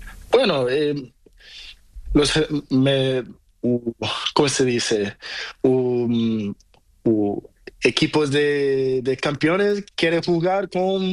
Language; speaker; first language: Spanish; non-native, learner; Portuguese